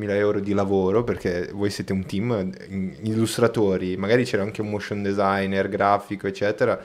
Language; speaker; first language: Italian; non-native, fluent; Portuguese